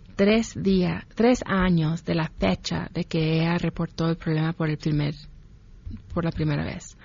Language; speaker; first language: Spanish; early bilingual, heritage; Spanish